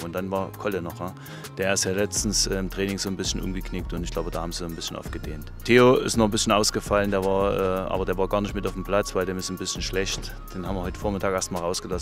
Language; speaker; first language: German; native; German